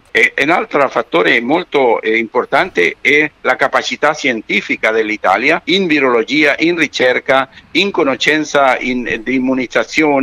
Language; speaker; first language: Italian; non-native, fluent; Spanish